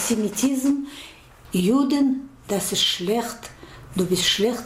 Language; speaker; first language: German; non-native, learner; Russian